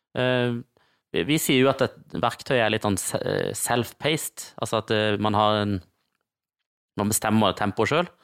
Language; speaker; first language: Norwegian; native; Norwegian